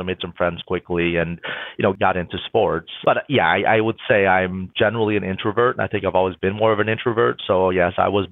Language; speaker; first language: English; native; English